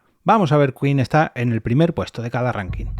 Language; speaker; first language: Spanish; native; Spanish